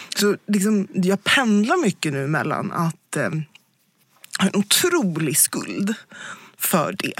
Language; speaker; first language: Swedish; early bilingual, other home language; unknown